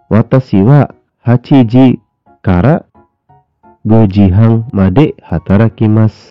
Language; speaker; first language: Japanese; non-native, learner; Indonesian